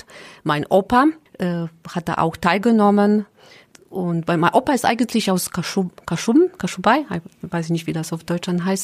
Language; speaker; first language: German; non-native, learner; Polish